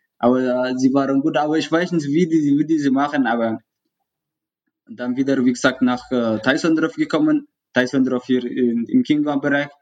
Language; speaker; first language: German; non-native, learner; Tigrinya